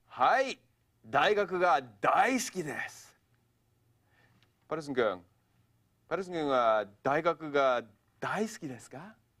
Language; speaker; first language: Japanese; non-native, fluent; English